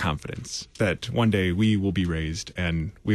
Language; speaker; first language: English; native; English